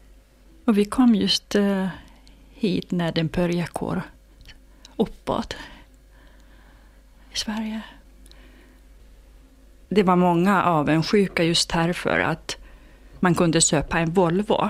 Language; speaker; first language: Swedish; non-native, fluent; Finnish